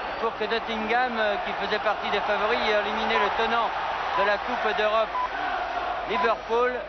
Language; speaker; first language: French; native; French